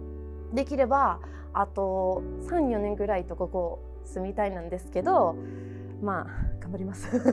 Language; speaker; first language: Japanese; non-native, learner; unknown